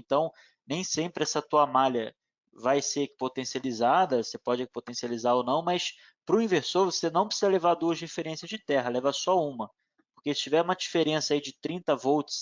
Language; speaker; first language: Portuguese; native; Portuguese